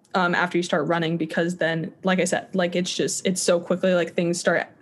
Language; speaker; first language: English; native; English